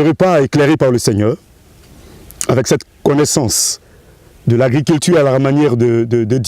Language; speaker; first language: French; non-native, local second language; Baoulé